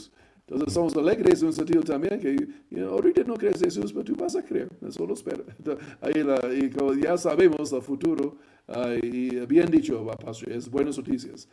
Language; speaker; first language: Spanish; non-native, fluent; English